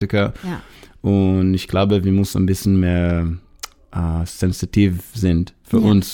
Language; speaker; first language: German; non-native, learner; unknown